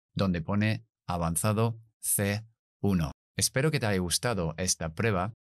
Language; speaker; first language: Spanish; non-native, fluent; English